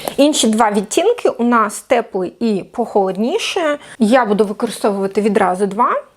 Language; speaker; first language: Ukrainian; non-native, local second language; Russian